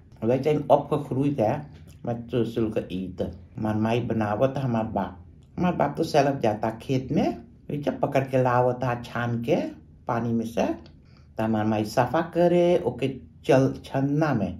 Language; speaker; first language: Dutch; non-native, local second language; Caribbean Hindustani